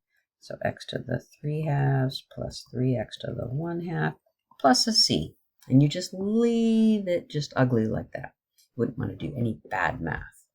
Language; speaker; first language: English; native; English